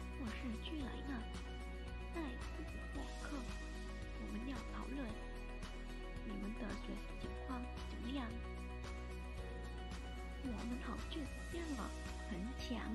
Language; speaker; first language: Chinese; non-native, learner; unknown